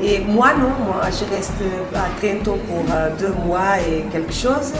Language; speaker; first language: French; non-native, learner; Portuguese